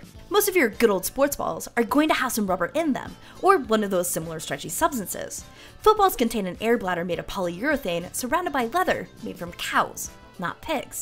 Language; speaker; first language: English; native; English